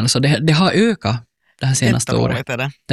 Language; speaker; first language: Swedish; native; Swedish